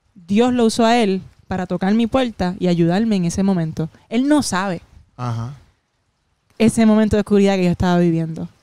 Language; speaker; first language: Spanish; native; Spanish